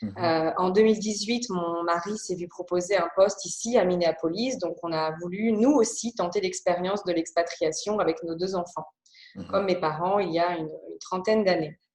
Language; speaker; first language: French; early bilingual, other home language; Polish